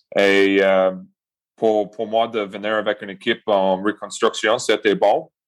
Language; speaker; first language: French; non-native, local second language; English